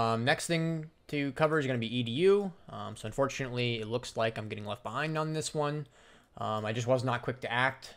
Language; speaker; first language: English; native; English